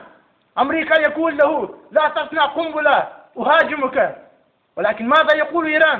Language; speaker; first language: Arabic; non-native, learner; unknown